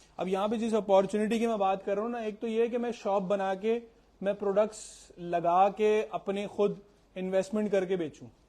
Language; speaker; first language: Urdu; native; Urdu